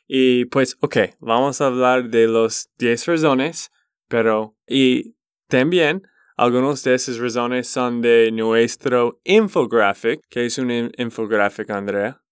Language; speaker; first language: Spanish; non-native, learner; English